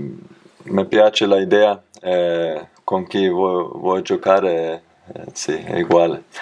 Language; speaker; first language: Italian; non-native, learner; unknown